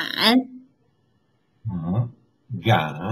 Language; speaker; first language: Chinese; non-native, learner; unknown